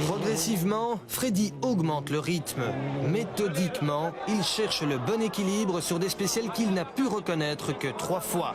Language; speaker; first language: French; native; French